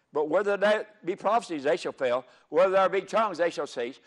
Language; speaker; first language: English; native; English